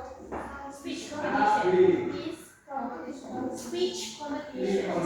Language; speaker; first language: English; non-native, learner; Indonesian